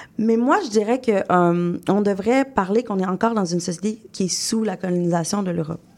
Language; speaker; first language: French; native; French